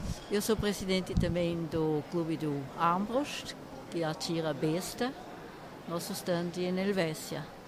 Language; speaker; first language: Portuguese; non-native, fluent; German